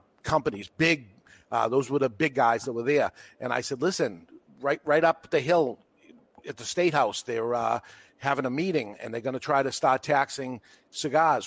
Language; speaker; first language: English; native; English